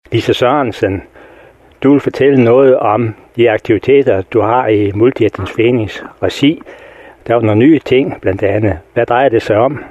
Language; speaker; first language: Danish; native; Danish